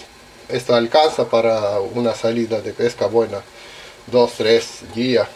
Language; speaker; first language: Spanish; non-native, learner; Russian